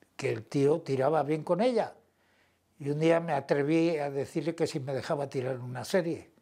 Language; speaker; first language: Spanish; native; Spanish